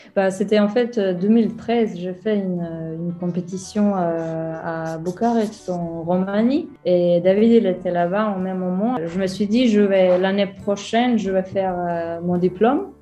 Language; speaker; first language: French; non-native, learner; Croatian